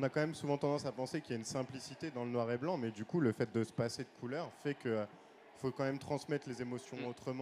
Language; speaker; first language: French; native; French